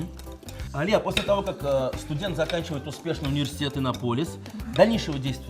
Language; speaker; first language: Russian; native; Russian